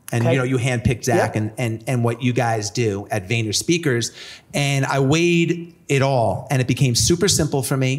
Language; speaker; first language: English; native; English